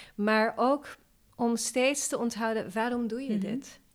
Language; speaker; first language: Dutch; non-native, fluent; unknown